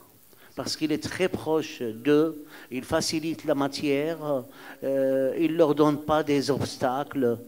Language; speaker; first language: French; non-native, fluent; Arabic